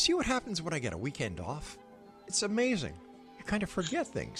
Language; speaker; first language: English; native; English